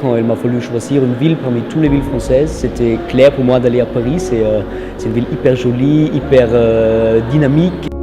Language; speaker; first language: French; non-native, fluent; German